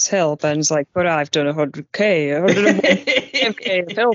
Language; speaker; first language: English; native; English